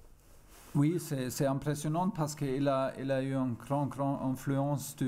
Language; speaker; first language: French; non-native, fluent; German